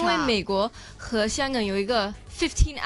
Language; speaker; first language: Chinese; non-native, local second language; Cantonese